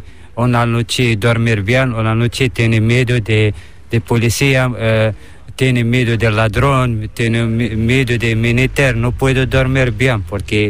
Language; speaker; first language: Spanish; non-native, learner; Arabic